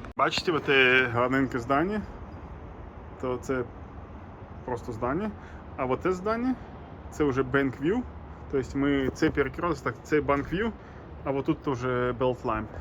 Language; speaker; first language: Ukrainian; non-native, local second language; Russian